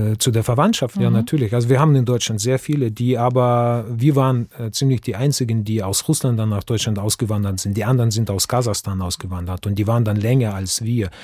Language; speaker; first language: German; non-native, fluent; Russian